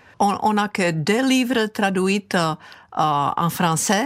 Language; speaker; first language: French; non-native, fluent; Czech